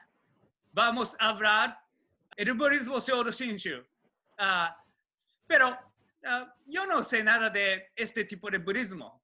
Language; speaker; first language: Spanish; non-native, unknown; Japanese